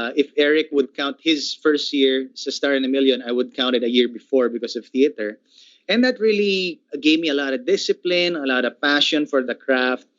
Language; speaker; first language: English; non-native, local second language; Filipino